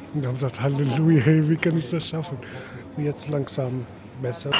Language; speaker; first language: German; non-native, learner; Arabic